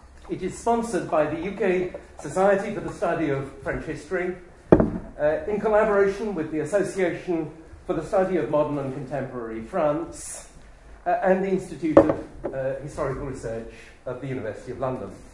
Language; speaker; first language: English; native; English